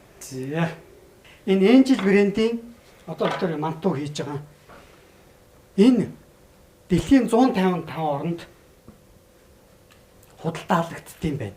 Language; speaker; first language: Mongolian; native; Mongolian